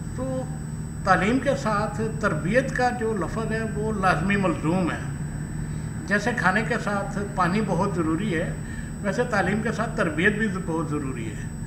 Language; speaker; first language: Urdu; non-native, local second language; Punjabi